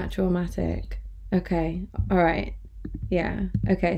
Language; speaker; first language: English; native; English